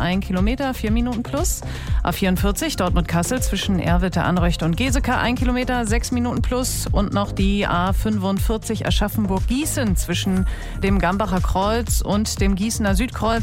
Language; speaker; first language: German; native; German